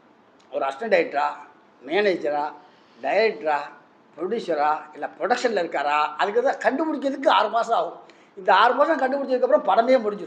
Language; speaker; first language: Tamil; native; Tamil